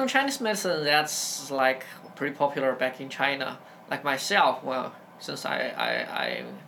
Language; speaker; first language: English; non-native, fluent; Chinese